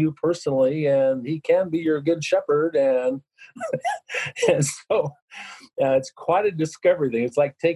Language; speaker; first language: English; native; English